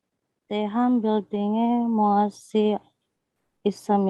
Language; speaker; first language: Korean; non-native, fluent; Indonesian